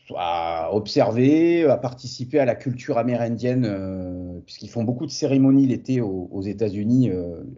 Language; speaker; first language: French; native; French